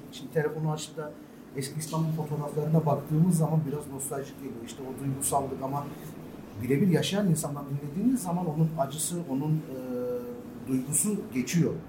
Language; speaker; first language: Turkish; non-native, local second language; Armenian